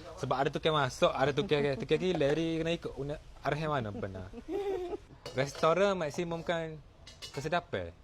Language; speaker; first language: Malay; native; Malay